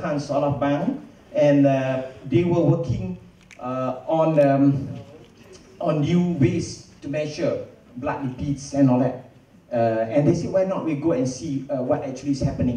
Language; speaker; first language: English; non-native, local second language; Malay